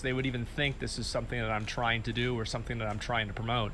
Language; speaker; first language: English; native; English